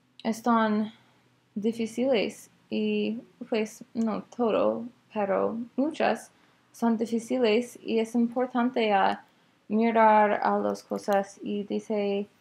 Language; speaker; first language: Spanish; non-native, learner; English